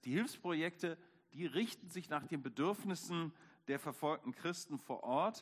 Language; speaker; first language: German; native; German